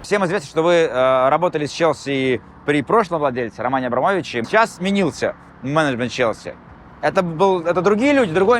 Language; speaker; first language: Russian; native; Russian